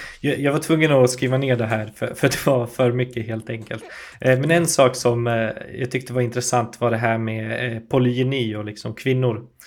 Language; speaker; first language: Swedish; native; Swedish